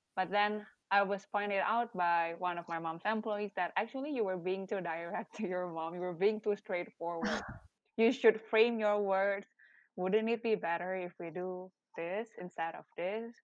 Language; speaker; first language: English; non-native, fluent; Indonesian